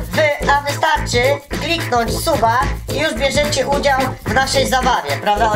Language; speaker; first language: Polish; native; Polish